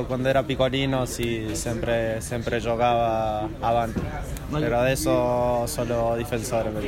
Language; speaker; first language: Italian; non-native, learner; Spanish